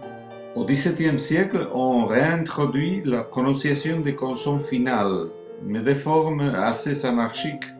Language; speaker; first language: French; non-native, learner; Spanish